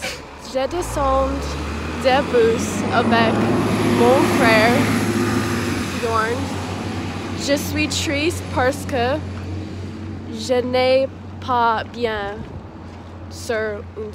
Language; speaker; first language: French; non-native, learner; English